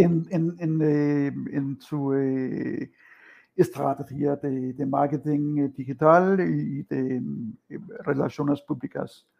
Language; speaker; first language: Spanish; non-native, fluent; Danish